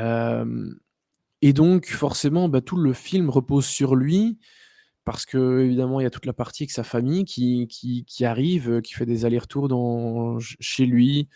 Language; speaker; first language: French; native; French